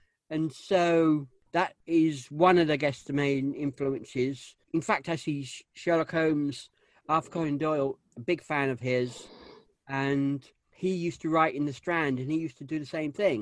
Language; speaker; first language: English; native; English